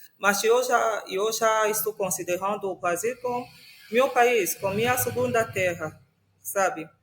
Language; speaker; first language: Portuguese; non-native, fluent; French